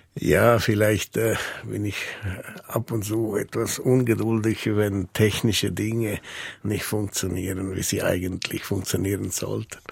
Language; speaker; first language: German; non-native, local second language; Italian